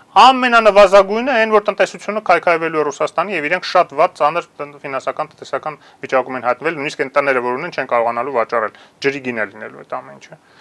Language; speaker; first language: Armenian; native; Armenian